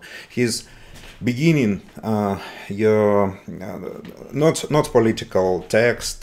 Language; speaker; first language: English; non-native, learner; Russian